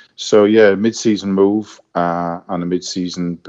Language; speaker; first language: English; native; English